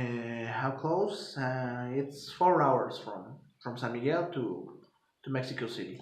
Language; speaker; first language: English; non-native, fluent; Spanish